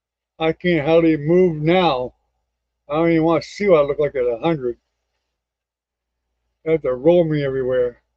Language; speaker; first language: English; native; English